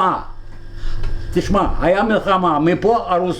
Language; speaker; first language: Hebrew; non-native, fluent; Yiddish